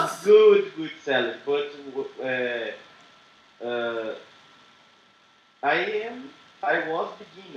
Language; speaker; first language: English; non-native, learner; Portuguese